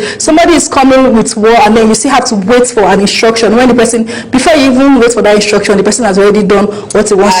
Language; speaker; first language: English; non-native, local second language; Yoruba